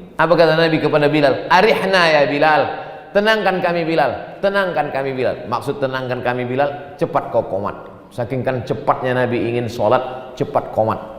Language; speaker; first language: Indonesian; native; Indonesian